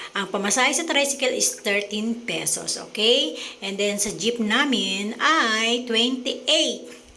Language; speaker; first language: Filipino; native; Filipino